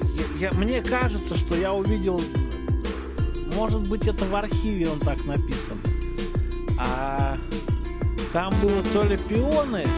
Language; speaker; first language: Russian; native; Russian